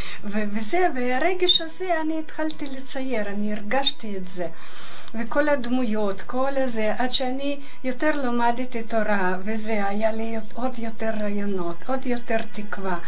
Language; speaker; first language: Hebrew; non-native, fluent; Russian